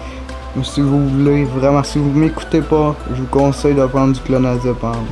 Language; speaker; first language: French; native; French